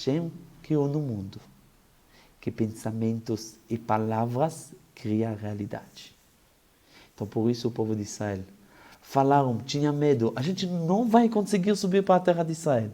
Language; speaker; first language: Portuguese; non-native, fluent; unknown